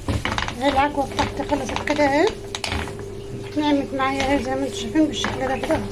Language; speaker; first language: Arabic; native; Arabic